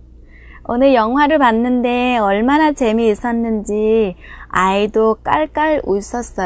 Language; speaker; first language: Korean; non-native, fluent; Vietnamese